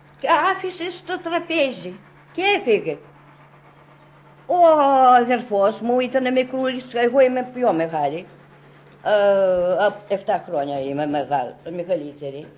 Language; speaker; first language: Greek; early bilingual, heritage; Greek